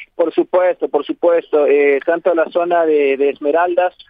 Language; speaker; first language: Spanish; native; Spanish